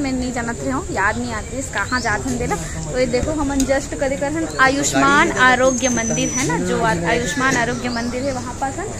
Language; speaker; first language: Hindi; non-native, local second language; Chhattisgarhi